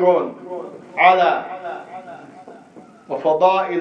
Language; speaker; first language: Arabic; non-native, learner; English